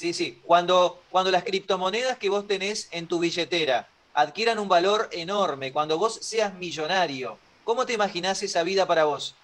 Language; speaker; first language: Spanish; native; Spanish